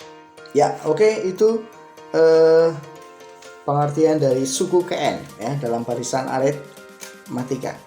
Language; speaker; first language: Indonesian; native; Indonesian